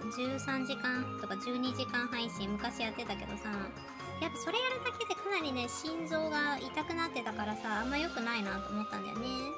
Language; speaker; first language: Japanese; native; Japanese